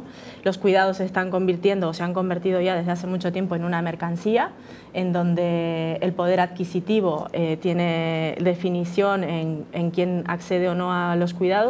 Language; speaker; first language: Spanish; native; Spanish